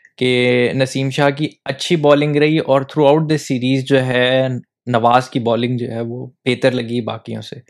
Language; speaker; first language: Urdu; native; Urdu